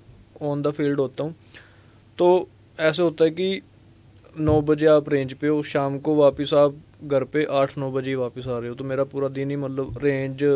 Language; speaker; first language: Hindi; non-native, local second language; Punjabi